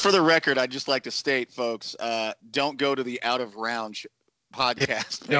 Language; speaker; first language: English; native; English